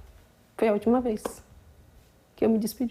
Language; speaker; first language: Portuguese; native; Portuguese